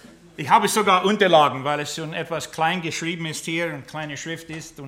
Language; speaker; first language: German; non-native, fluent; English